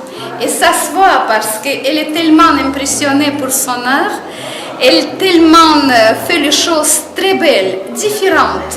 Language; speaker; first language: French; non-native, fluent; Russian